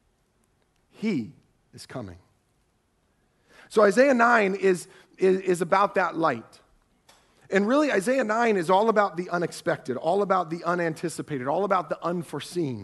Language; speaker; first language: English; native; English